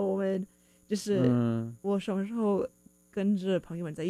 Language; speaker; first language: Chinese; non-native, learner; English